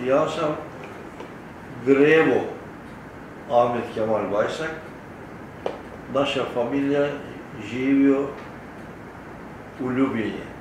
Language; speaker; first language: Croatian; early bilingual, heritage; Turkish